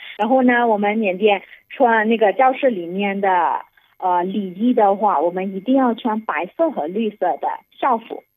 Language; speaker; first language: Chinese; non-native, fluent; Burmese